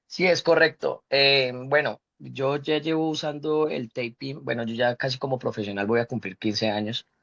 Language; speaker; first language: Spanish; native; Spanish